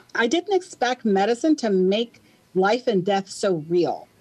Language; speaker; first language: English; native; English